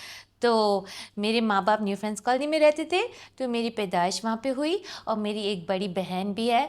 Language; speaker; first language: Hindi; non-native, local second language; English